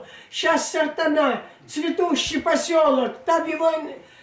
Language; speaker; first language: Russian; native; Russian